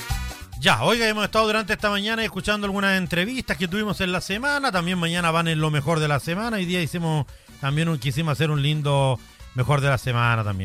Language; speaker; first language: Spanish; native; Spanish